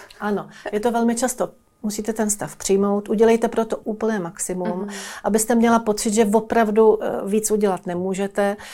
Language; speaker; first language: Czech; native; Czech